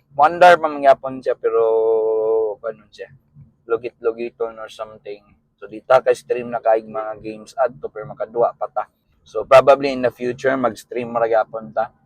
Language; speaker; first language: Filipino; non-native, local second language; Cebuano